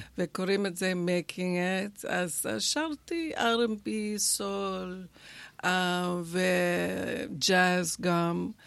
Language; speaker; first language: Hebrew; non-native, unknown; English